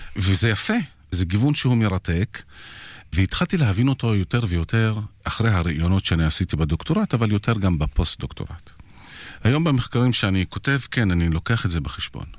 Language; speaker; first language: Hebrew; non-native, local second language; Arabic